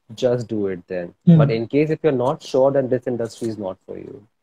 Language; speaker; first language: English; non-native, local second language; Hindi